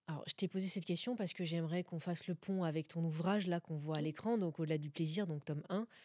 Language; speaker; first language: French; native; French